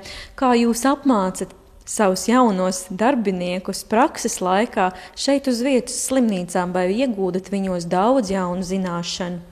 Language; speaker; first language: Latvian; native; Latvian